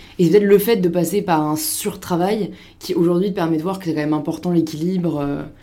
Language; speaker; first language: French; native; French